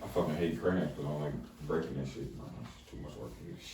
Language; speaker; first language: English; native; English